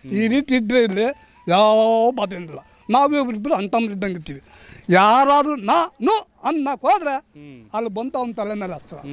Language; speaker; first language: Kannada; native; Kannada